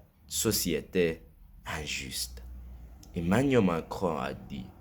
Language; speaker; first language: French; non-native, learner; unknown